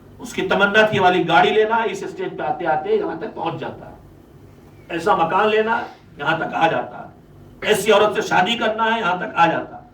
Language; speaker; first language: Urdu; native; Urdu